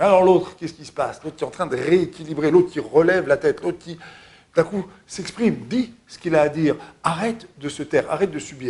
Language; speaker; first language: French; native; French